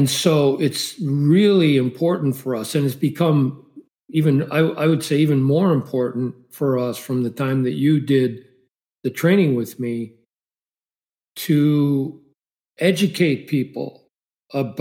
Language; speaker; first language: English; native; English